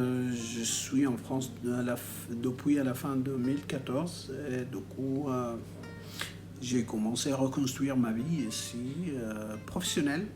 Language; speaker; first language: French; non-native, fluent; Arabic